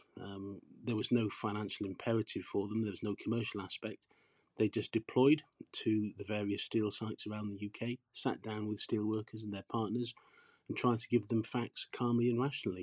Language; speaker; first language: English; native; English